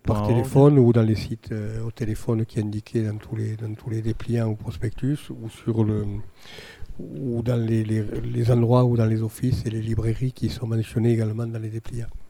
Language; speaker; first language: French; native; French